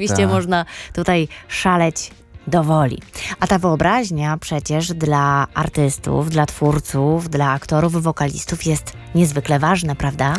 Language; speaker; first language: Polish; native; Polish